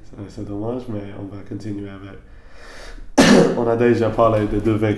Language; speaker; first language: French; non-native, learner; English